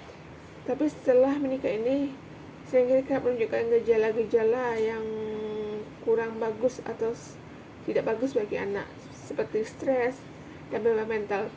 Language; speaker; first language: Indonesian; native; Indonesian